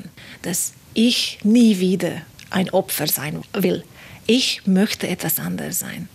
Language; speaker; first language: German; non-native, fluent; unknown